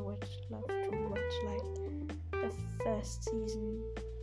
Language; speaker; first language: English; non-native, fluent; German